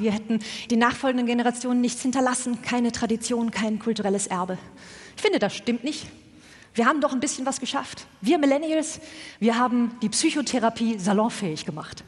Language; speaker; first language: German; native; German